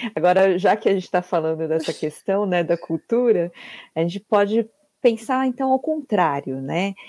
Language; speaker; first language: Portuguese; native; Portuguese